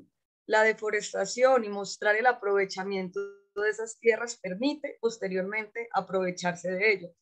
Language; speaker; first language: Spanish; native; Spanish